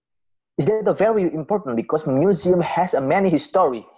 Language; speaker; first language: English; non-native, learner; Indonesian